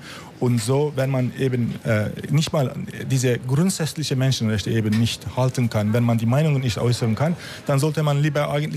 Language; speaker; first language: German; non-native, fluent; Turkish